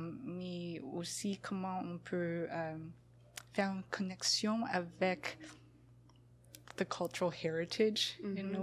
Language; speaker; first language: French; non-native, fluent; English